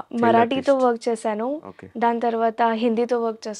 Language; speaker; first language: Telugu; non-native, learner; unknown